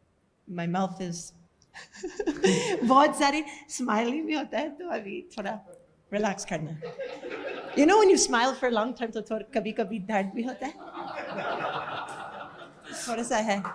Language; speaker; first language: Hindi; non-native, learner; English